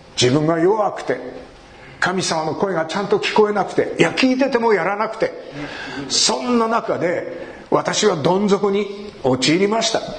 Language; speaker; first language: Japanese; native; Japanese